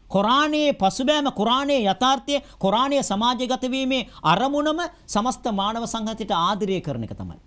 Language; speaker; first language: Sinhala; non-native, local second language; Tamil